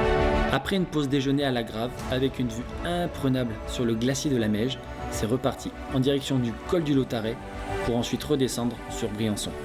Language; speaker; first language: French; native; French